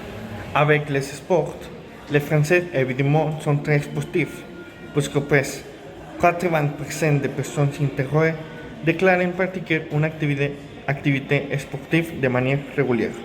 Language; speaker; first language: French; non-native, learner; Spanish